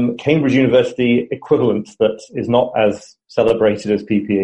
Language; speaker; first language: English; native; English